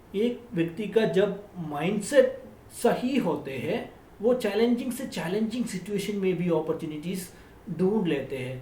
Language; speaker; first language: Hindi; non-native, local second language; Malayalam